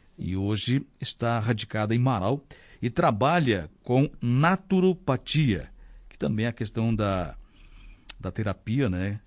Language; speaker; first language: Portuguese; native; Portuguese